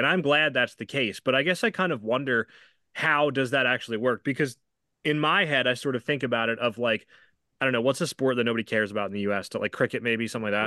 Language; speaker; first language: English; native; English